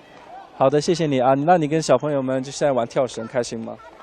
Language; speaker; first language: Chinese; native; Chinese